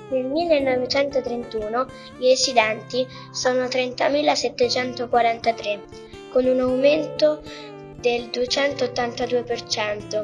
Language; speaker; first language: Italian; native; Italian